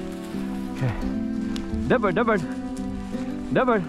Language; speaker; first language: English; native; English